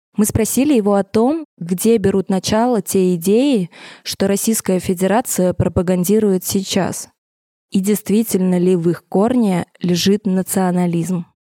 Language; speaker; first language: Russian; native; Russian